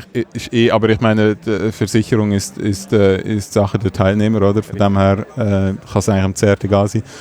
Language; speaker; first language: German; native; German